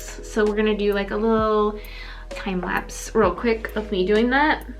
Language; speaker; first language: English; native; English